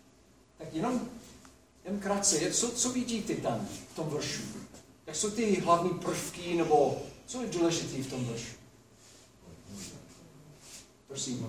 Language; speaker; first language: Czech; non-native, fluent; English